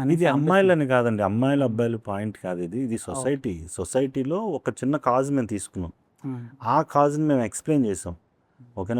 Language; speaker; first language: Telugu; native; Telugu